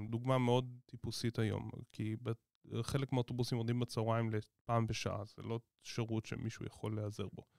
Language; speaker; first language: Hebrew; native; Hebrew